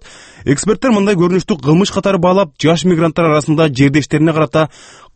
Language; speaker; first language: Kyrgyz; native; Kyrgyz